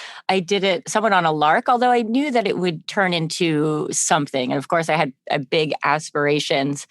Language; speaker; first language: English; native; English